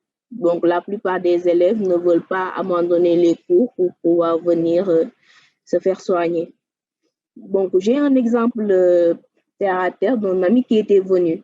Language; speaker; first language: French; non-native, local second language; Wolof